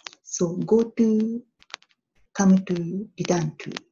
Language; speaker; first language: English; non-native, learner; Japanese